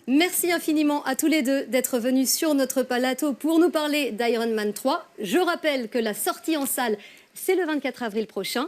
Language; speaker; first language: French; native; French